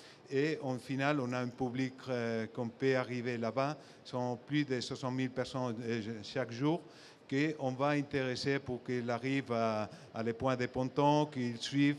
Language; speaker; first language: French; non-native, fluent; Spanish